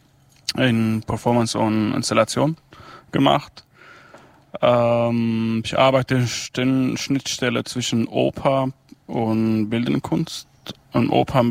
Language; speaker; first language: German; non-native, fluent; Arabic